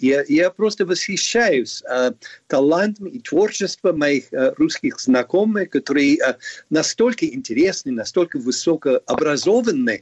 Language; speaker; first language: Russian; non-native, fluent; English